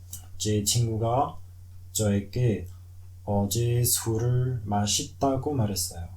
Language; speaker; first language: Korean; non-native, learner; French